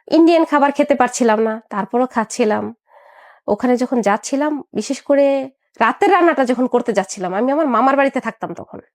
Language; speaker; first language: Bangla; native; Bangla